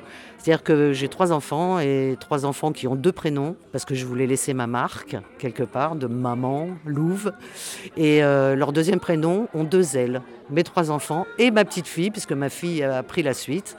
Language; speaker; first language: French; native; French